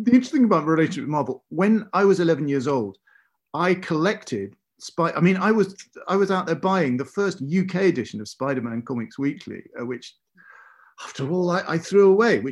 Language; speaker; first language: English; native; English